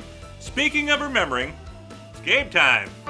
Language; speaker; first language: English; native; English